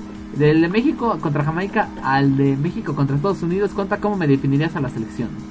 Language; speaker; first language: Spanish; native; Spanish